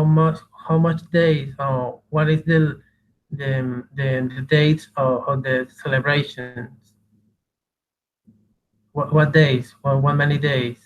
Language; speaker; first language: English; non-native, learner; Spanish